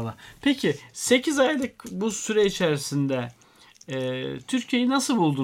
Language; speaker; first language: Turkish; native; Turkish